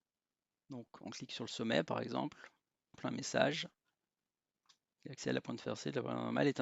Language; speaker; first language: French; native; French